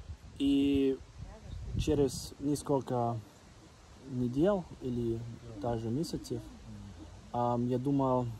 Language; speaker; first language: Russian; non-native, learner; German